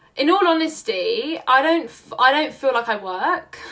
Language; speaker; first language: English; native; English